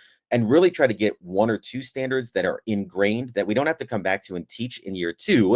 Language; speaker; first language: English; native; English